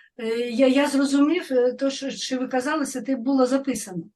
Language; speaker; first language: Ukrainian; non-native, learner; French